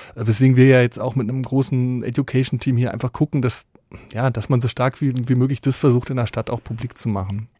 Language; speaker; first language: German; native; German